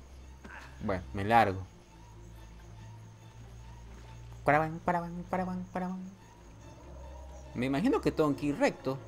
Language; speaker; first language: Spanish; native; Spanish